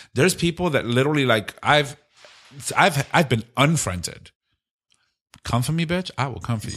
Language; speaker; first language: English; native; English